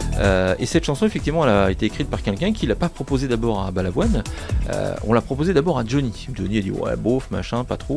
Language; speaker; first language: French; native; French